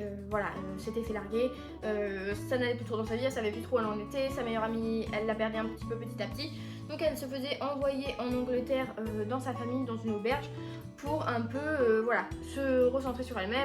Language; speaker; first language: French; native; French